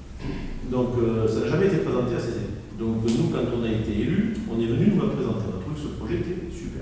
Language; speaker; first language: French; native; French